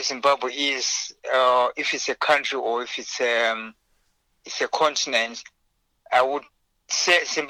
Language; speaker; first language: English; non-native, local second language; Shona